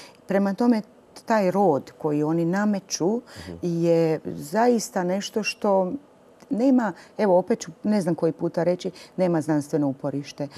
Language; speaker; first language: Serbian; native; Serbian